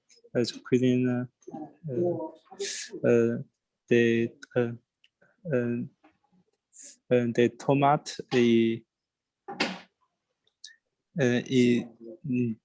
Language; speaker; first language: French; non-native, learner; Chinese